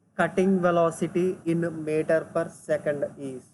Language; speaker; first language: English; non-native, local second language; Telugu